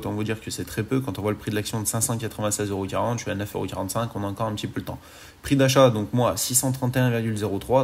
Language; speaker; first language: French; native; French